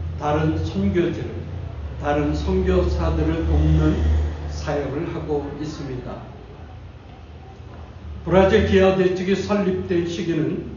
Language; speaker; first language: Korean; native; Korean